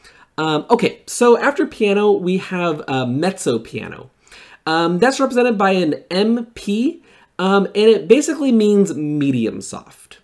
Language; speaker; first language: English; native; English